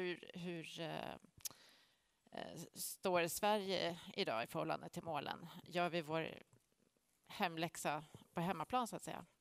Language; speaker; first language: Swedish; native; Swedish